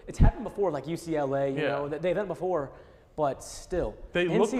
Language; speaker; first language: English; native; English